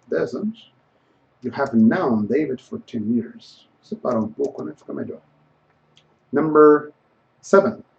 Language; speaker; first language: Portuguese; native; Portuguese